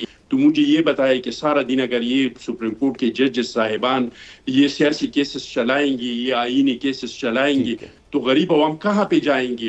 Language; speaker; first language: Urdu; non-native, local second language; Pashto